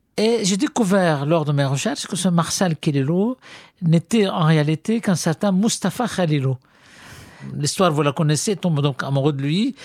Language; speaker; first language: French; non-native, fluent; Arabic